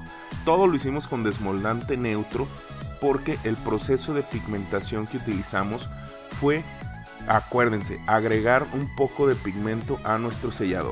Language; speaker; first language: Spanish; native; Spanish